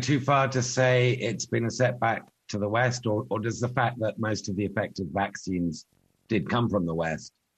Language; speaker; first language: English; native; English